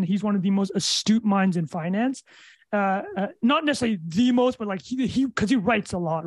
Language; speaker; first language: English; native; English